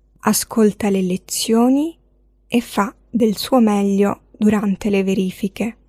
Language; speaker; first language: Italian; non-native, fluent; Arabic